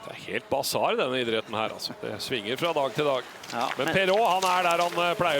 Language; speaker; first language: Norwegian; native; Norwegian